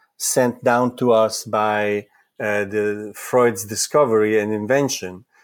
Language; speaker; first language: English; non-native, fluent; Italian